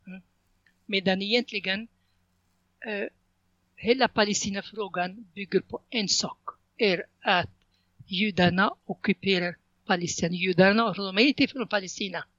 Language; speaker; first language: Swedish; non-native, fluent; Arabic